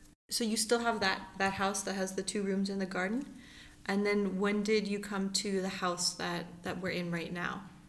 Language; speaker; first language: English; early bilingual, other home language; Persian